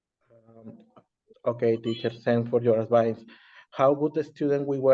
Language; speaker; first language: English; non-native, learner; Spanish